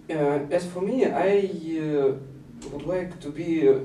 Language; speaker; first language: English; non-native, learner; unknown